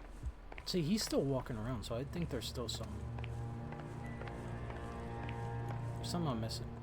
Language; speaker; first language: English; native; English